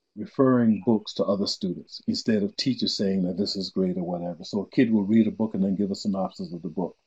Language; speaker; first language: English; native; English